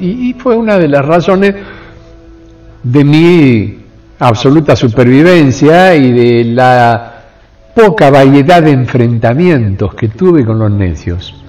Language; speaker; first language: Spanish; native; Spanish